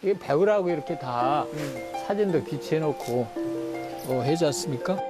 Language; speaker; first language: Korean; native; Korean